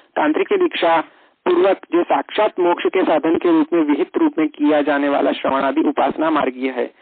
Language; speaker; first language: Hindi; non-native, local second language; Gujarati